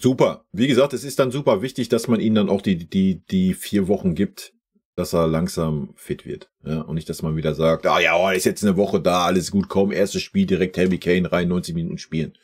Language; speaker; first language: German; native; German